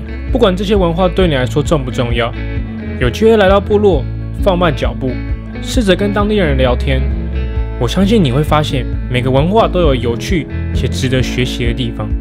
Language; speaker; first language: Chinese; native; Chinese